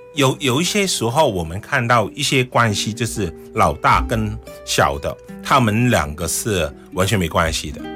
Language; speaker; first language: Chinese; native; Chinese